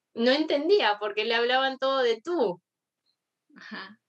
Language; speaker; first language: Spanish; early bilingual, other home language; Korean